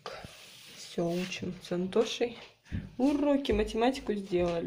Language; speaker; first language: Russian; native; Russian